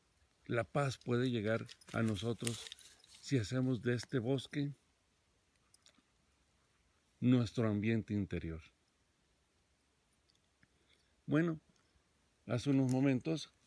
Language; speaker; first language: Spanish; native; Spanish